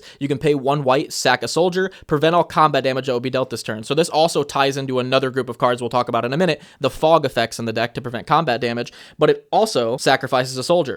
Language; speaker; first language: English; native; English